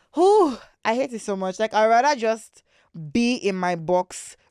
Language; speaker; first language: English; non-native, local second language; Igbo